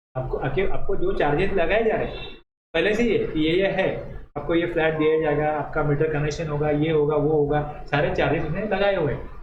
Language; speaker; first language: Hindi; non-native, local second language; Marathi